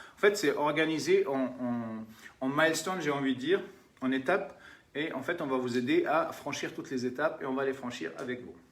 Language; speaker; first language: French; non-native, local second language; Arabic